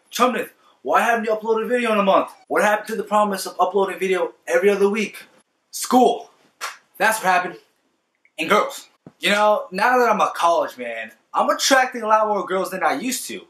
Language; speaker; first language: English; native; English